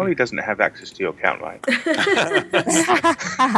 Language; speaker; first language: English; native; English